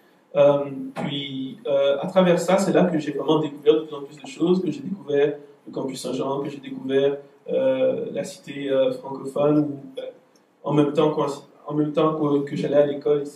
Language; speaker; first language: French; native; French